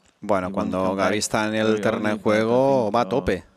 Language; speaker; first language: Spanish; non-native, learner; German